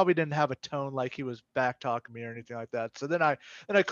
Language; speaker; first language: English; native; English